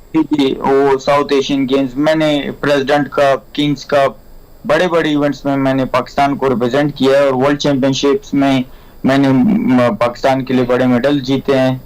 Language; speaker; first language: Urdu; non-native, local second language; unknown